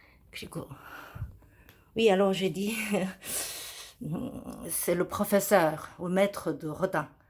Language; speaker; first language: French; non-native, fluent; Korean